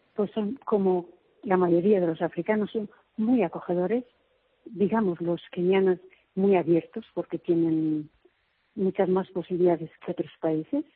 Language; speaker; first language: Spanish; native; Spanish